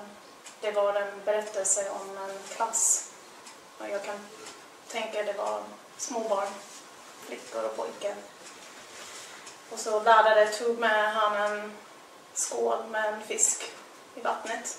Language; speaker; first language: Swedish; non-native, fluent; English